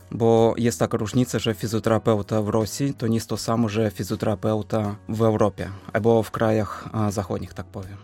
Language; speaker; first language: Polish; non-native, fluent; Russian